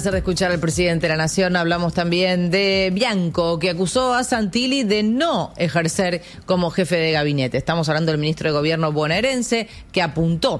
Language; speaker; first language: Spanish; native; Spanish